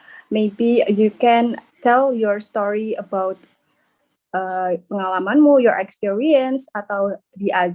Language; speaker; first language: English; non-native, learner; Indonesian